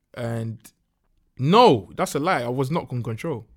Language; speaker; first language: English; non-native, local second language; Akan